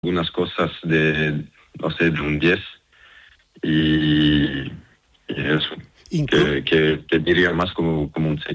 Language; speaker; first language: Spanish; non-native, learner; Serbian